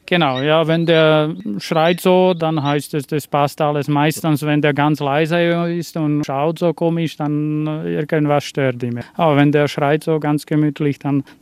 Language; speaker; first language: German; non-native, learner; Slovak